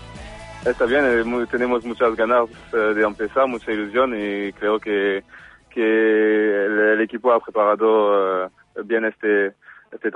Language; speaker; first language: Spanish; non-native, fluent; French